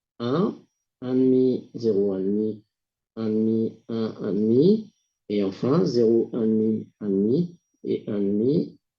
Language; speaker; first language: French; native; French